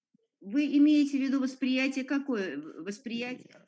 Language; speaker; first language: Russian; native; Russian